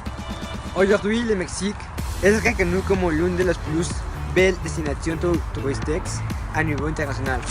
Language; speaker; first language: French; non-native, learner; Spanish